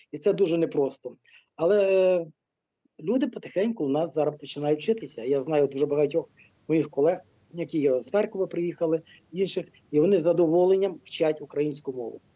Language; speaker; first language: Ukrainian; non-native, local second language; Russian